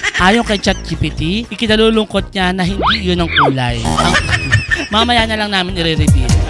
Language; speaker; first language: Filipino; native; Filipino